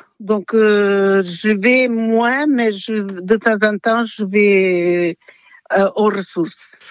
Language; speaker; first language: French; non-native, fluent; Portuguese